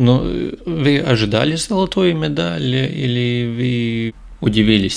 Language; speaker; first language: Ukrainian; non-native, learner; Russian